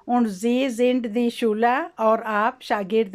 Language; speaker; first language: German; non-native, learner; Urdu